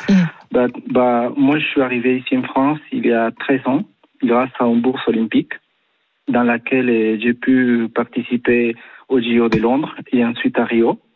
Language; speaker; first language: French; non-native, fluent; Spanish